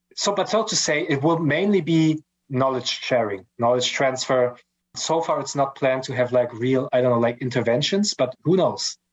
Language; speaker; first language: English; non-native, fluent; German